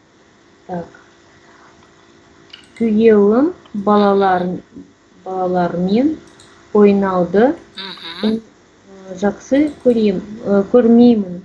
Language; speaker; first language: Kazakh; non-native, learner; Russian